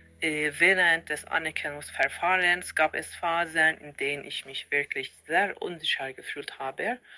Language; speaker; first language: German; non-native, fluent; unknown